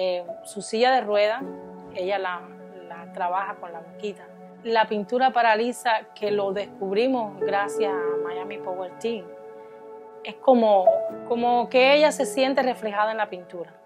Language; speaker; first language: Spanish; native; Spanish